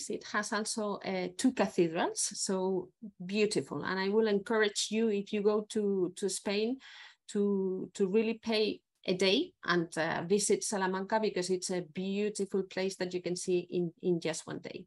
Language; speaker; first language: English; non-native, fluent; Spanish